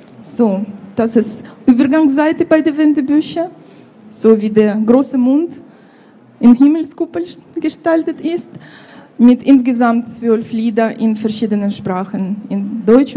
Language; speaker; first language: German; non-native, fluent; Russian